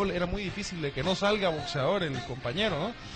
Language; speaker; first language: Spanish; native; Spanish